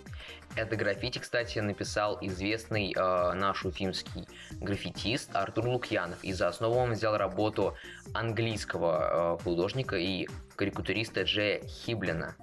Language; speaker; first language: Russian; native; Russian